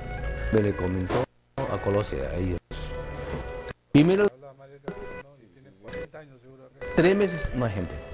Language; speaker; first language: Spanish; non-native, learner; Cantonese